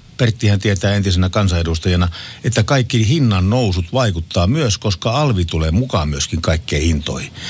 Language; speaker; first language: Finnish; native; Finnish